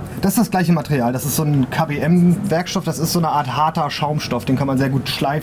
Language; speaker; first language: German; native; German